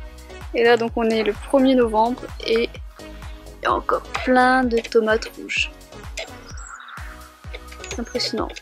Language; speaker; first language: French; native; French